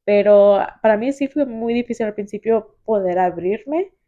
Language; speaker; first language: Spanish; early bilingual, heritage; Spanish